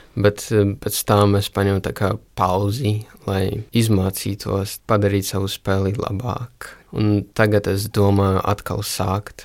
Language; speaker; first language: Latvian; early bilingual, other home language; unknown